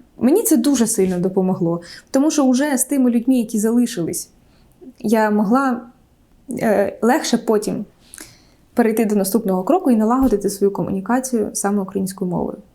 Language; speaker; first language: Ukrainian; non-native, local second language; Russian